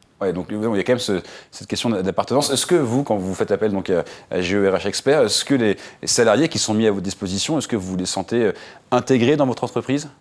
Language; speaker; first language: French; native; French